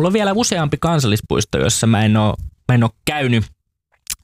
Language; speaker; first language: Finnish; native; Finnish